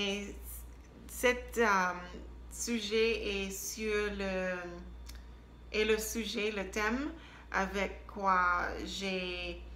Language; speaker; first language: French; non-native, learner; English